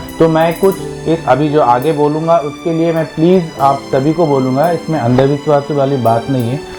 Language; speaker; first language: Hindi; non-native, local second language; Malayalam